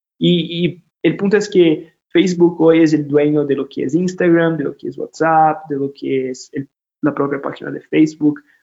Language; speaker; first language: Spanish; non-native, fluent; Portuguese